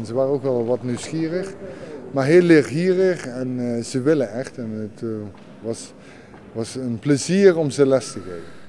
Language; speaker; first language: Dutch; native; Dutch